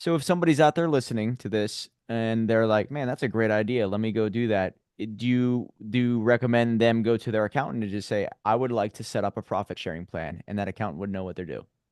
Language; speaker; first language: English; native; English